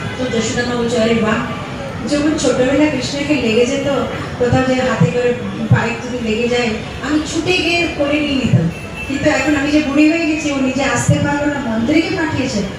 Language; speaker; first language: Bangla; non-native, fluent; Hindi